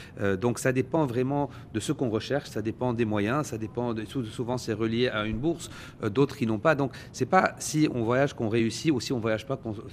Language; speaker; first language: French; non-native, local second language; Arabic